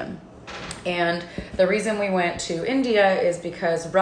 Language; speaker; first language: English; native; English